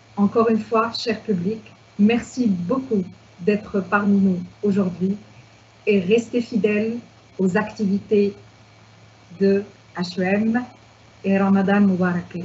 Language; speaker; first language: French; non-native, local second language; Arabic